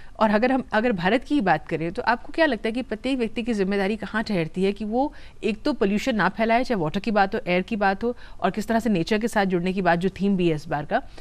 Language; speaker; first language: Hindi; native; Hindi